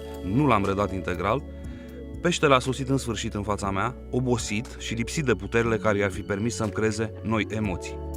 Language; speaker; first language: Romanian; native; Romanian